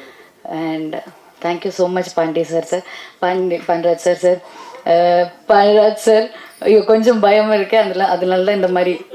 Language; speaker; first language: Tamil; non-native, learner; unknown